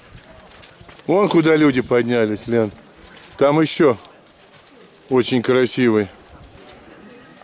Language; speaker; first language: Russian; native; Russian